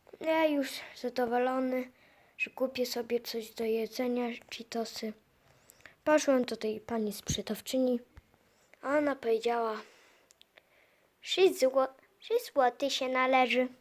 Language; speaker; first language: Polish; native; Polish